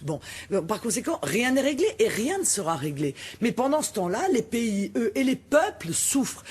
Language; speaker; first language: French; native; French